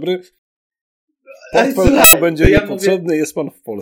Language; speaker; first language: Polish; native; Polish